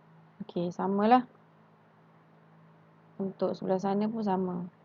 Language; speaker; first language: Malay; native; Malay